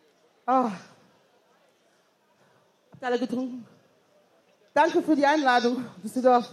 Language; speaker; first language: German; non-native, fluent; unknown